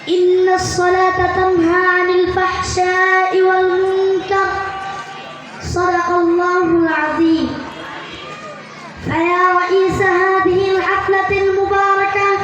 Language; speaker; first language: Arabic; non-native, learner; Bangla